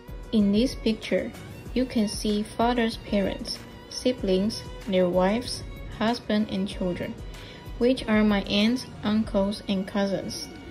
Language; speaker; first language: English; non-native, fluent; Chinese